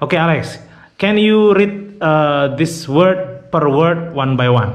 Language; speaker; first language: English; non-native, learner; Indonesian